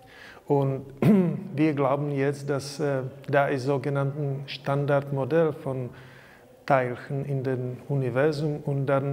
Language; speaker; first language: German; non-native, learner; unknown